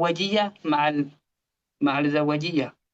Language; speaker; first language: Arabic; non-native, learner; Oromo